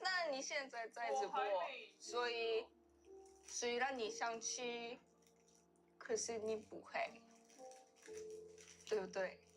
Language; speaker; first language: Chinese; non-native, learner; Korean